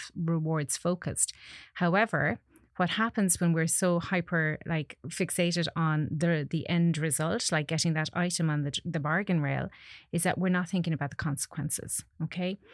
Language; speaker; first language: English; native; English